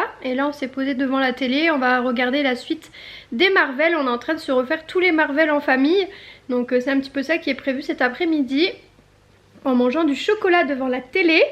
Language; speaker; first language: French; native; French